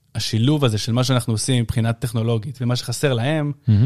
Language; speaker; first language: Hebrew; native; Hebrew